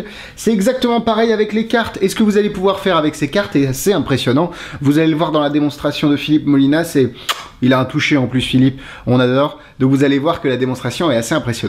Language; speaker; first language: French; native; French